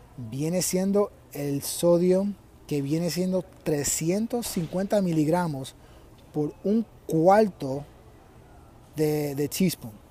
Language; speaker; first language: Spanish; early bilingual, other home language; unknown